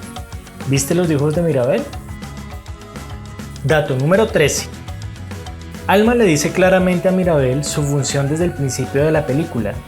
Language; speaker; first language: Spanish; native; Spanish